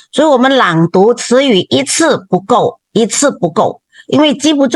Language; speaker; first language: Chinese; non-native, fluent; Indonesian